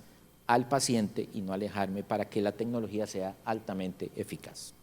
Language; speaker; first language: Spanish; native; Spanish